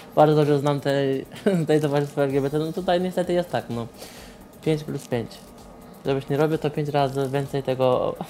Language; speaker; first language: Polish; non-native, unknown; Azerbaijani